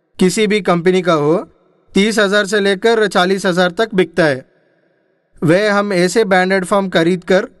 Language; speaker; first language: Hindi; non-native, local second language; Telugu